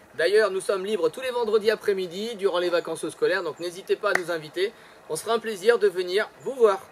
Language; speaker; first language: French; native; French